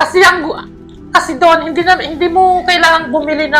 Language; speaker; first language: Filipino; non-native, local second language; Iloko